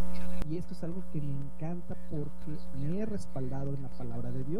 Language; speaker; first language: Spanish; native; Spanish